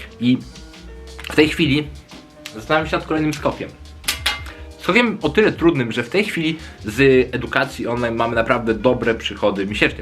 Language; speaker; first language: Polish; native; Polish